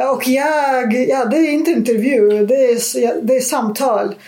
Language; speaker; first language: Swedish; non-native, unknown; Russian